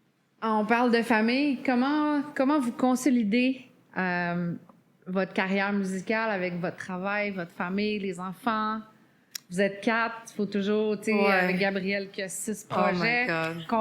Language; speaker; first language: French; native; French